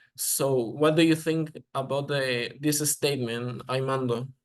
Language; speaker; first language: English; non-native, learner; Spanish